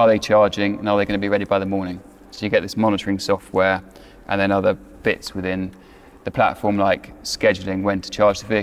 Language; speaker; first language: English; native; English